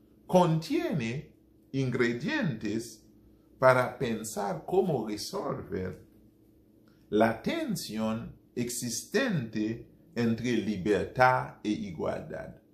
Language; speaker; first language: Spanish; non-native, fluent; Haitian Creole